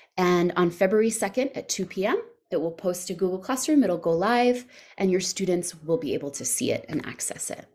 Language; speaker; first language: English; native; English